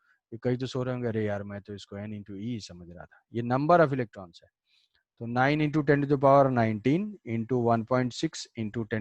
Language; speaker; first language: Hindi; native; Hindi